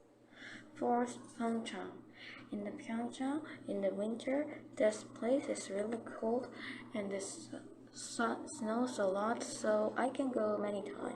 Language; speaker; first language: English; non-native, learner; Korean